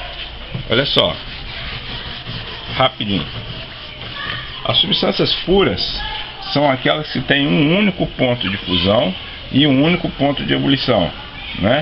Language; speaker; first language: Portuguese; native; Portuguese